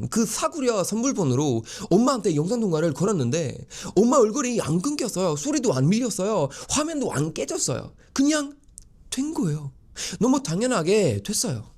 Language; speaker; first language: Korean; non-native, fluent; Swedish